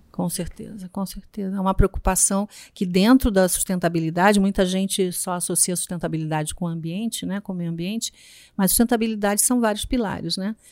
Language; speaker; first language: Portuguese; native; Portuguese